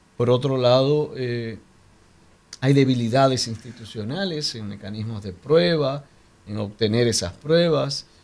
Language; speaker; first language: Spanish; native; Spanish